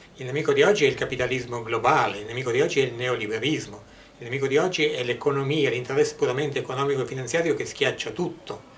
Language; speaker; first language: Italian; native; Italian